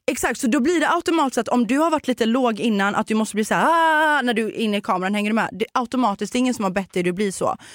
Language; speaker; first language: Swedish; early bilingual, other home language; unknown